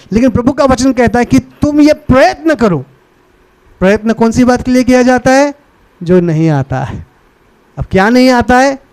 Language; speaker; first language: Hindi; non-native, local second language; Marathi